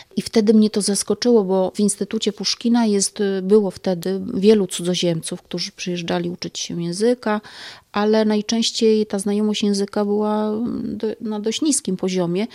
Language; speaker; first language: Polish; native; Polish